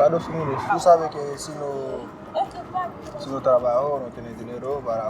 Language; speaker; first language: Spanish; non-native, learner; Haitian Creole